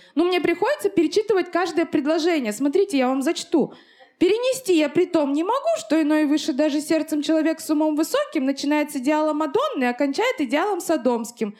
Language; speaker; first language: Russian; native; Russian